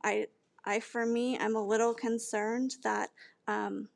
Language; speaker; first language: English; native; English